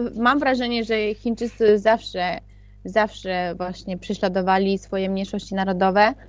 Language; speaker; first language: Polish; early bilingual, other home language; Mongolian